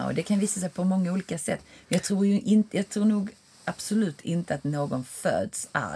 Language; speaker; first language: Swedish; native; Swedish